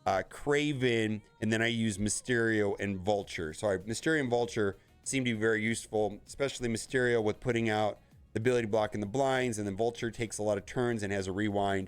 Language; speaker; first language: English; native; English